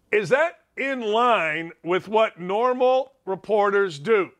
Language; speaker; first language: English; early bilingual, other home language; Serbian